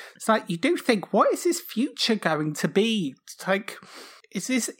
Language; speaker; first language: English; native; English